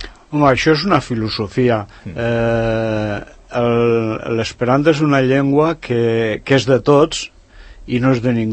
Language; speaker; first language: Catalan; non-native, local second language; Spanish